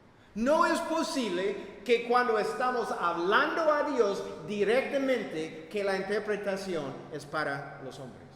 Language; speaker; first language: Spanish; non-native, fluent; English